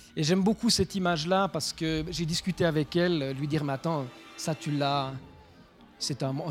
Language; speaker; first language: French; native; French